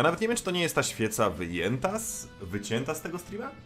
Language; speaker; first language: Polish; native; Polish